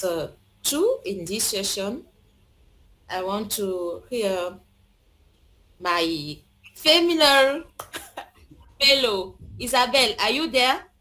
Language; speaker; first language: English; non-native, learner; French